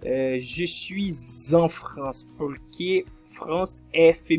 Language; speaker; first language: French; non-native, fluent; Portuguese